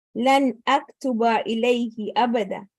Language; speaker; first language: Arabic; non-native, learner; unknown